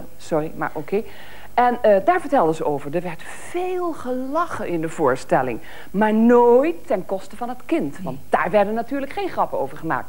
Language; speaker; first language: Dutch; native; Dutch